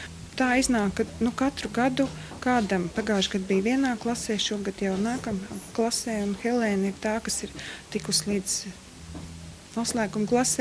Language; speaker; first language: Latvian; native; Latvian